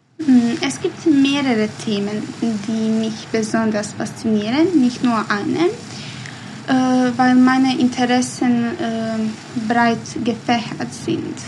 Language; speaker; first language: German; non-native, learner; Bosnian